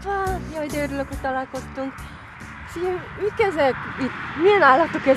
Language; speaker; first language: Hungarian; non-native, learner; Korean